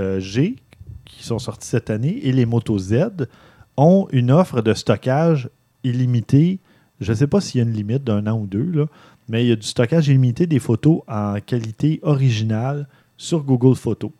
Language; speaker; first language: French; native; French